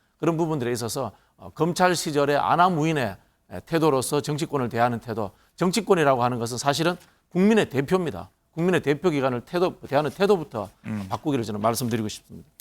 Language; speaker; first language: Korean; native; Korean